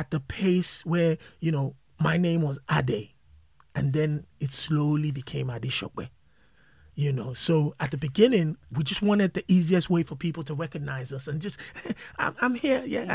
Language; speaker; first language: English; non-native, local second language; Yoruba